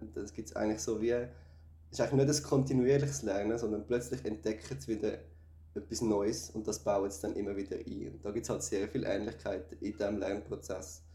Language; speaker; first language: German; native; German